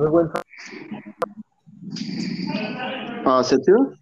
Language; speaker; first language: French; non-native, learner; Spanish